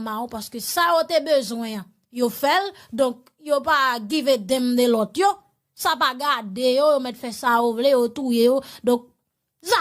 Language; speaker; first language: Haitian Creole; native; Haitian Creole